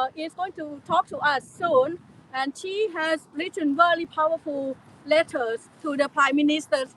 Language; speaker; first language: English; non-native, fluent; Thai